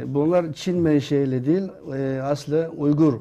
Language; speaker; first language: Turkish; non-native, fluent; Uyghur